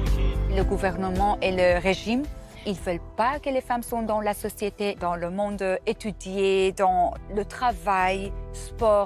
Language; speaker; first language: French; non-native, fluent; Persian